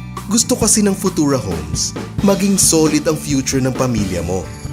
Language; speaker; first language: Filipino; native; Filipino